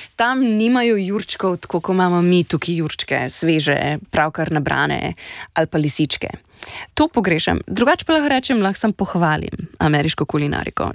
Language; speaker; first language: Slovenian; native; Slovenian